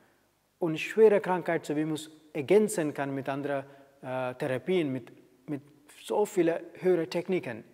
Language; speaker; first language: German; non-native, fluent; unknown